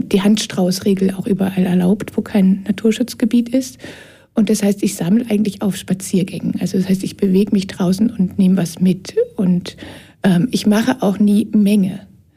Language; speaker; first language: German; native; German